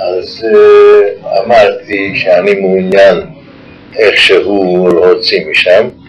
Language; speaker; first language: Hebrew; non-native, fluent; Yiddish